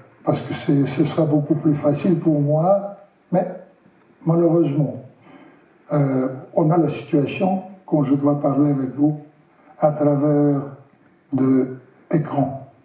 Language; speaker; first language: French; non-native, learner; Russian